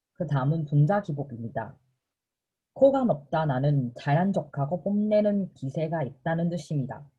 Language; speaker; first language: Korean; non-native, fluent; Chinese